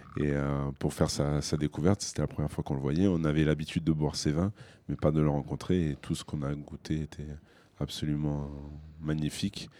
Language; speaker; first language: French; native; French